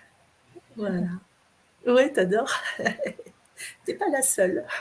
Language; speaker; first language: French; native; French